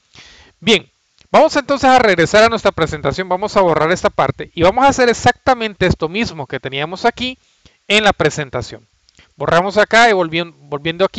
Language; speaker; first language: Spanish; native; Spanish